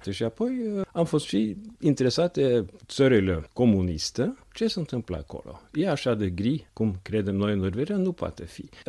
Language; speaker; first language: Romanian; non-native, fluent; Norwegian